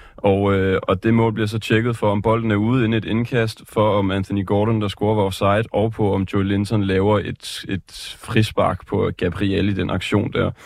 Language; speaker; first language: Danish; native; Danish